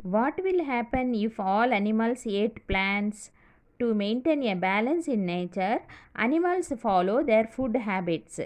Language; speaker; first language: English; non-native, local second language; Telugu